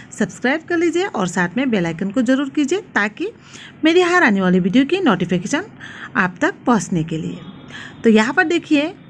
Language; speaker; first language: Hindi; non-native, local second language; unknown